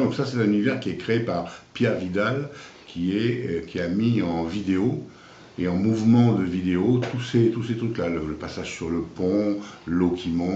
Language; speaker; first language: French; native; French